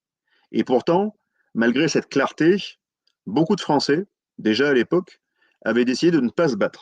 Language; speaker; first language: French; native; French